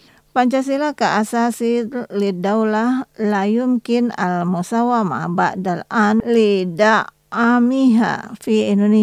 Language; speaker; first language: Arabic; non-native, fluent; Indonesian